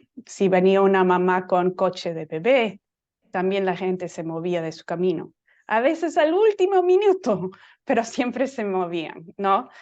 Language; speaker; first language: Spanish; non-native, fluent; English